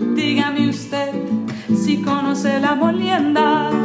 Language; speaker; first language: Spanish; early bilingual, heritage; Spanish